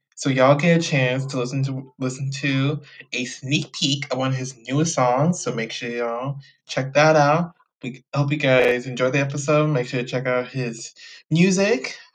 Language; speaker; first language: English; native; English